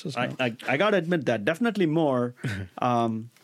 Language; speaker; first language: English; non-native, local second language; Tamil